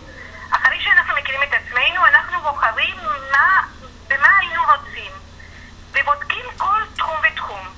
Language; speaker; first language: Hebrew; non-native, fluent; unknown